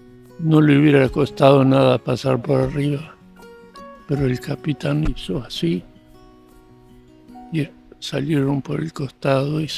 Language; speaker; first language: Spanish; early bilingual, other home language; German